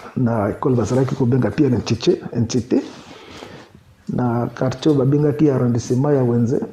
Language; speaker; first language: Lingala; native; Lingala